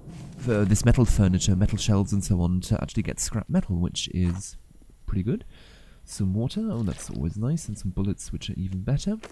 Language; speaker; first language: English; native; English